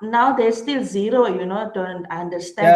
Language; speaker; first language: English; non-native, learner; Indonesian